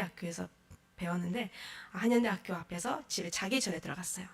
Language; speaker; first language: Korean; non-native, fluent; Mongolian